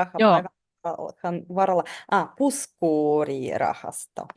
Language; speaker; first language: Finnish; non-native, learner; Russian